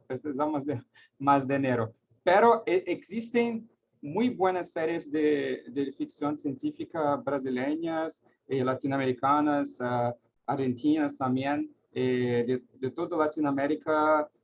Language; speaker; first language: Spanish; non-native, learner; Portuguese